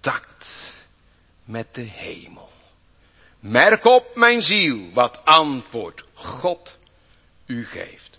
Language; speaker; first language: Dutch; native; Dutch